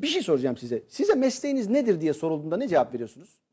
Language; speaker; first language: Turkish; native; Turkish